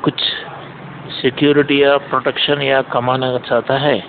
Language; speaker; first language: Hindi; non-native, local second language; Telugu